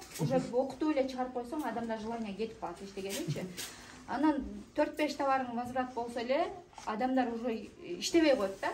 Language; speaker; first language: Kyrgyz; native; Kyrgyz